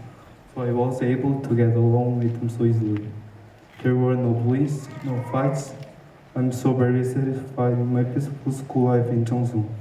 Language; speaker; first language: English; non-native, fluent; Korean